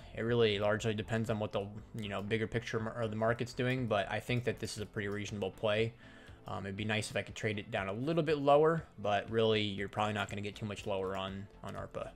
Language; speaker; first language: English; native; English